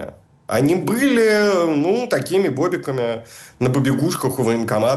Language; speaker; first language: Russian; native; Russian